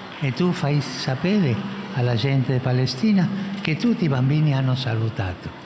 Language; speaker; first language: Italian; early bilingual, heritage; Spanish